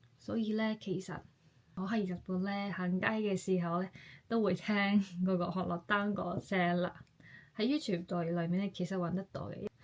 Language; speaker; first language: Cantonese; non-native, fluent; Japanese